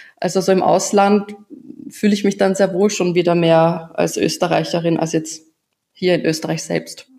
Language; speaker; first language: German; early bilingual, other home language; Arabic